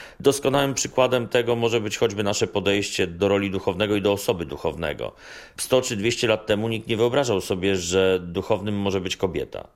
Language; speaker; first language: Polish; native; Polish